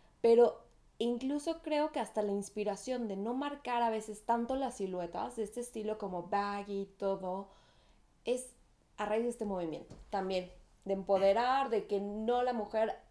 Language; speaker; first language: Spanish; native; Spanish